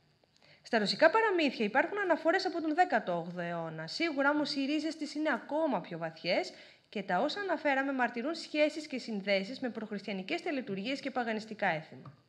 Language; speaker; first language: Greek; native; Greek